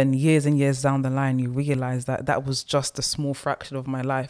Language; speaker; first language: English; native; English